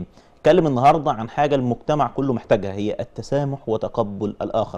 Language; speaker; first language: Arabic; native; Arabic